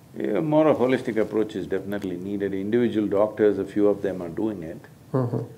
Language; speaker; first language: English; non-native, local second language; Kannada